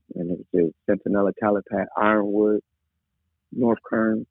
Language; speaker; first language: English; native; English